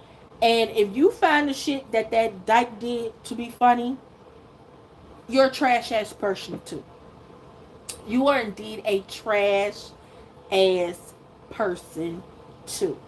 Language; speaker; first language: English; native; English